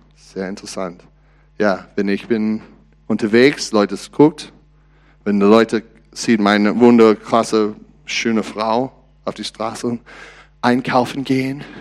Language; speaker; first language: German; non-native, learner; English